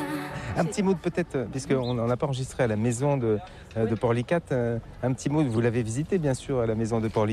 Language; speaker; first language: French; native; French